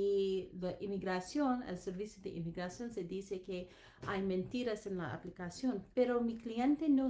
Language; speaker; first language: Spanish; non-native, learner; English